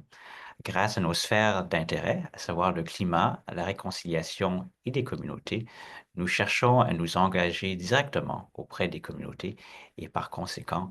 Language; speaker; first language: French; native; French